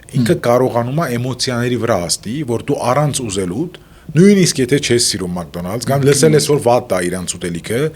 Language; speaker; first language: Armenian; early bilingual, heritage; Armenian